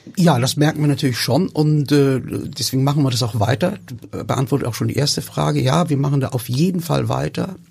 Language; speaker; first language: German; early bilingual, other home language; Turkish